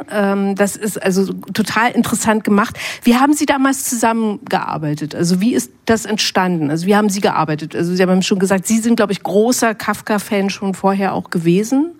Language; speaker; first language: German; native; German